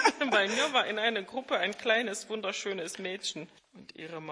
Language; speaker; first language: German; non-native, fluent; Czech